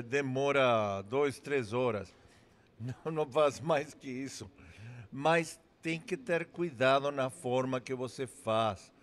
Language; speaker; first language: Portuguese; non-native, fluent; English